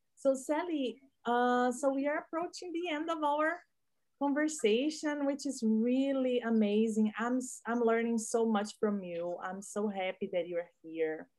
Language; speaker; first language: English; non-native, fluent; Portuguese